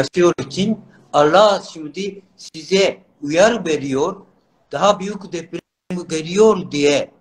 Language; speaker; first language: Turkish; non-native, learner; Japanese